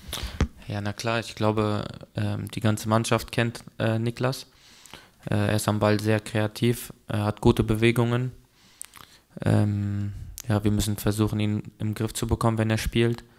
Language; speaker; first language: German; early bilingual, other home language; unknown